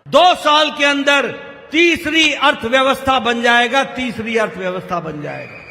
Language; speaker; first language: Hindi; native; Hindi